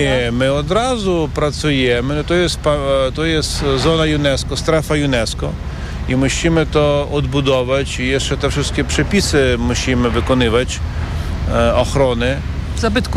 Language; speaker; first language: Polish; non-native, learner; Ukrainian